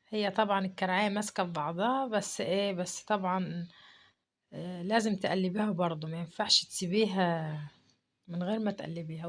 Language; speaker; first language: Arabic; native; Arabic